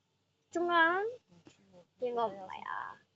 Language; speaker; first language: Chinese; native; Chinese